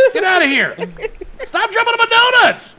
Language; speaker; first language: English; native; English